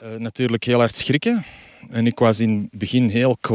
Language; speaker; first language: Dutch; native; Dutch